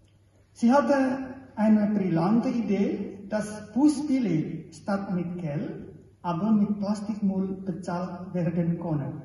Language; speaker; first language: German; non-native, fluent; Indonesian